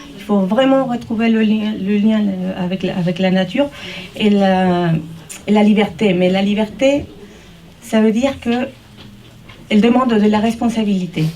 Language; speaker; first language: French; early bilingual, heritage; French